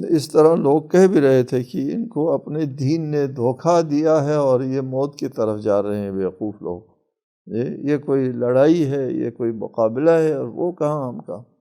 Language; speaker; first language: Urdu; non-native, local second language; Balti